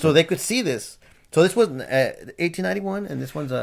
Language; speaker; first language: English; early bilingual, other home language; Spanish